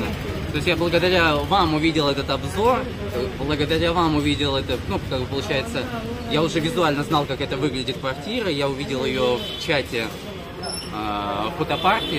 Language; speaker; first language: Russian; native; Russian